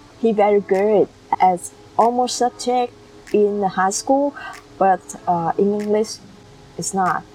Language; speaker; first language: English; non-native, learner; Vietnamese